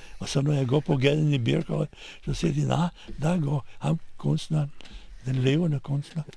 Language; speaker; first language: Danish; non-native, fluent; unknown